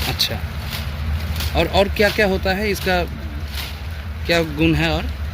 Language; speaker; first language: Hindi; non-native, local second language; Bangla